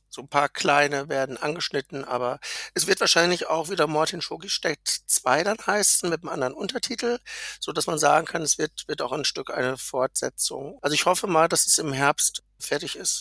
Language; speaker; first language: German; native; German